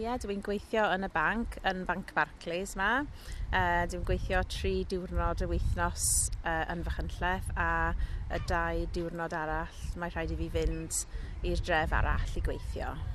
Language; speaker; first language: Welsh; non-native, local second language; English